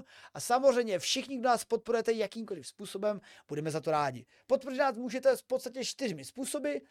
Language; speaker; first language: Czech; native; Czech